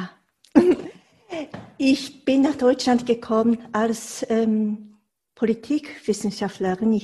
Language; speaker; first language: German; non-native, fluent; Japanese